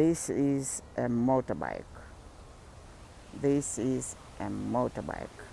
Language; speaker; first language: English; non-native, learner; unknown